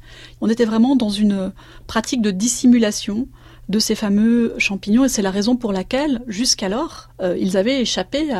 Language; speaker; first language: French; native; French